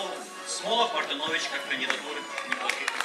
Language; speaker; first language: Russian; native; Russian